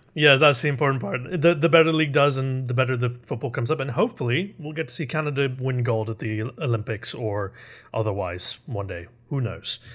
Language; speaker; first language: English; early bilingual, other home language; Urdu